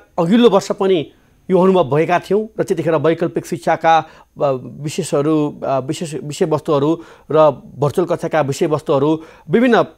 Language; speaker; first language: Nepali; native; Nepali